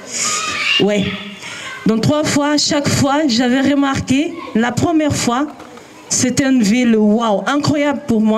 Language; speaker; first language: French; non-native, learner; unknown